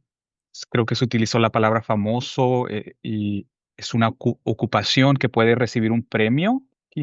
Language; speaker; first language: Spanish; non-native, fluent; English